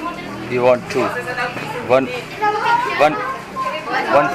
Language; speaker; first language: English; non-native, learner; Hindi